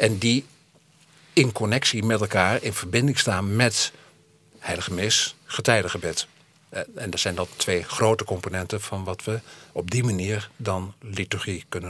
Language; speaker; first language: Dutch; native; Dutch